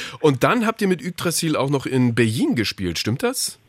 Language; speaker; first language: German; native; German